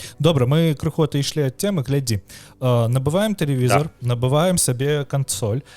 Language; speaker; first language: Belarusian; non-native, local second language; Russian